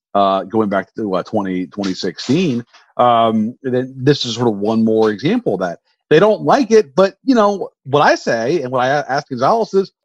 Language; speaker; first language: English; native; English